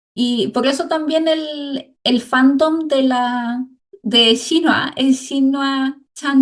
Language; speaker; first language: Spanish; native; Spanish